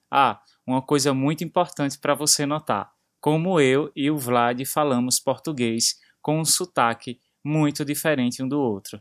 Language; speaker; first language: Portuguese; native; Portuguese